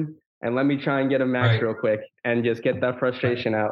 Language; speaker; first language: English; native; English